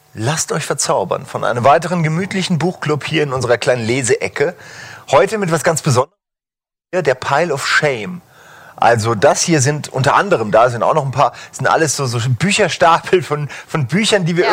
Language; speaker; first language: German; native; German